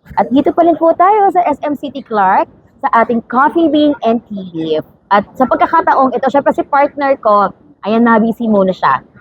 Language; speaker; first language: Filipino; non-native, local second language; Pampanga